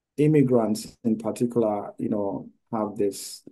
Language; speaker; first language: English; non-native, local second language; Akan